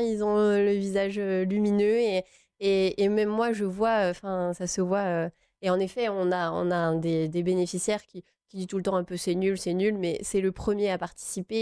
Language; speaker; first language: French; native; French